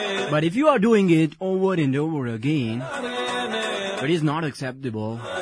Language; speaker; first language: English; non-native, local second language; Hindi